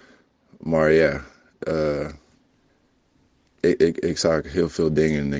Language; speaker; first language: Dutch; non-native, learner; English